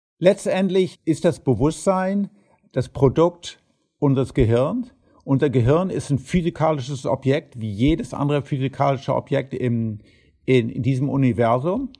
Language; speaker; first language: German; early bilingual, heritage; German